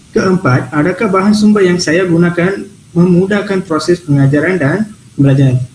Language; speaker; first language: Malay; non-native, local second language; Tamil